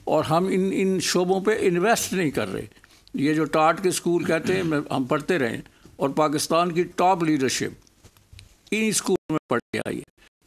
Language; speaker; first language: Urdu; native; Urdu